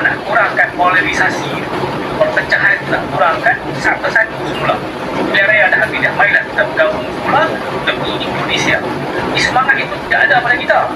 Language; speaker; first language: Malay; native; Malay